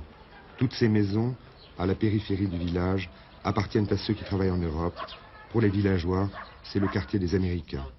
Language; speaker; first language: French; native; French